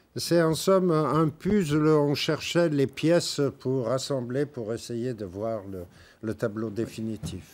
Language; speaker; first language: French; native; French